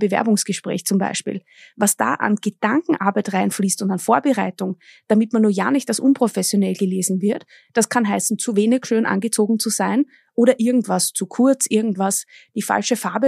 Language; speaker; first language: German; native; German